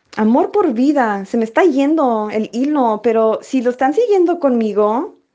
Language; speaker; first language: Spanish; early bilingual, heritage; Spanish